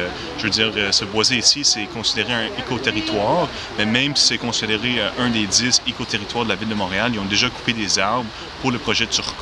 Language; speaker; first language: French; native; French